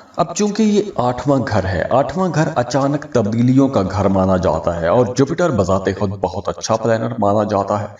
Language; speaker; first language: Urdu; native; Urdu